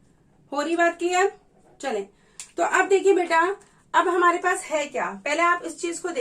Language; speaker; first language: Hindi; native; Hindi